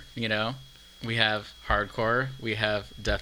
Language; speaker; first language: English; native; English